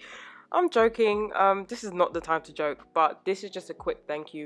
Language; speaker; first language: English; native; English